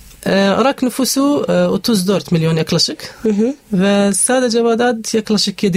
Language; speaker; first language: Turkish; non-native, learner; Arabic